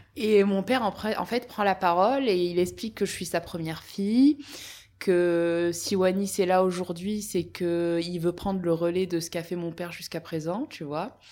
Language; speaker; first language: French; native; French